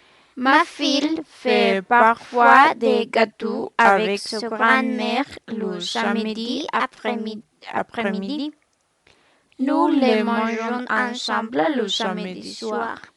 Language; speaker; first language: French; non-native, learner; Spanish